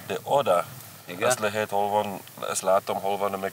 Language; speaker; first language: Hungarian; non-native, learner; Afrikaans